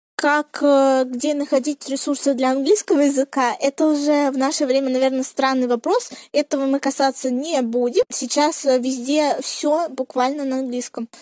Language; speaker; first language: Russian; native; Russian